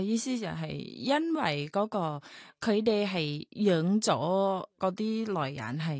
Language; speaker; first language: Cantonese; non-native, learner; Thai